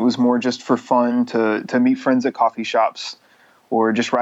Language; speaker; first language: English; native; English